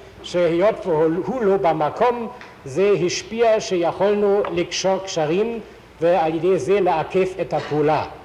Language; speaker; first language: Hebrew; non-native, fluent; German